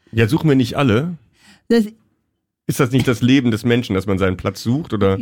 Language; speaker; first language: German; native; German